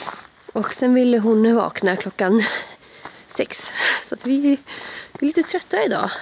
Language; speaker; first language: Swedish; native; Swedish